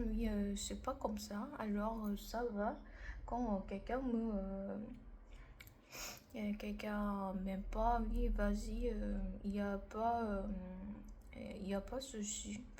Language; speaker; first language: French; non-native, learner; Korean